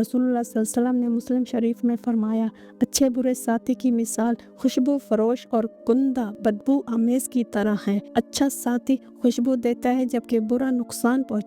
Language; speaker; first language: Hindi; native; Hindi